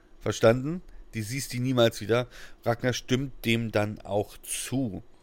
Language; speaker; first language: German; native; German